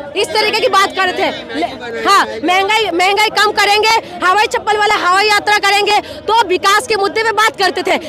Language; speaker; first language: Hindi; non-native, local second language; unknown